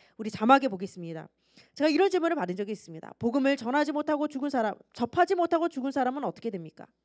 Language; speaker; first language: Korean; native; Korean